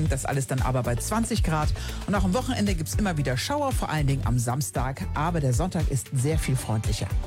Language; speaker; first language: German; native; German